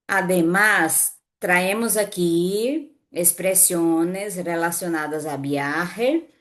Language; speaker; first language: Spanish; non-native, fluent; Portuguese